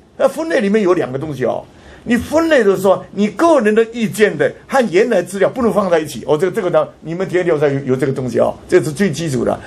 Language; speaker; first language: Chinese; non-native, local second language; Hakka Chinese